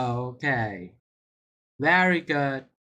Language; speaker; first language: English; non-native, fluent; Vietnamese